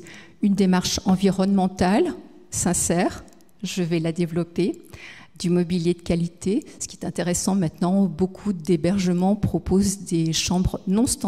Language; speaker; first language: French; native; French